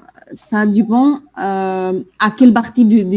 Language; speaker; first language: French; non-native, learner; Arabic